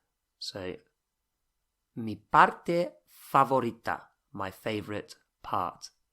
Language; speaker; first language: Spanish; non-native, fluent; English